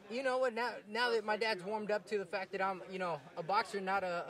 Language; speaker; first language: English; native; English